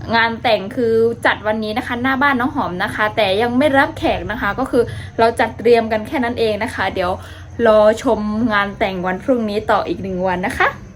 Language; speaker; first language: Thai; native; Thai